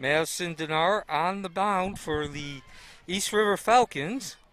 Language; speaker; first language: English; native; English